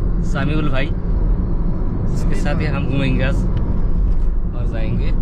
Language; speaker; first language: Hindi; non-native, learner; Bangla